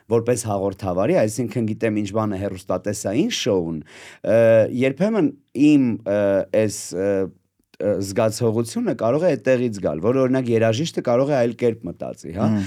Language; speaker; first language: Armenian; native; Armenian